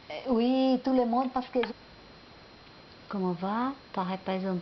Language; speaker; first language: French; non-native, learner; Portuguese